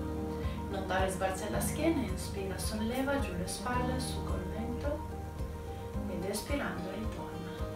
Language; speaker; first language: Italian; native; Italian